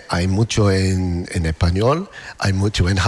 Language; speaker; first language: Spanish; non-native, learner; English